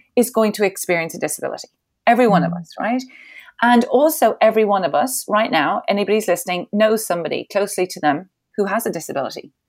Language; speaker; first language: English; native; English